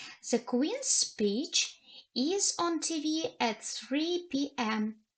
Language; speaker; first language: English; non-native, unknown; Ukrainian